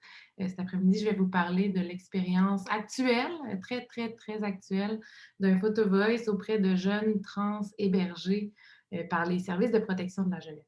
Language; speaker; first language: French; native; French